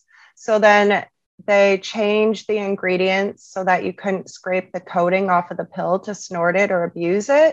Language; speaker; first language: English; native; English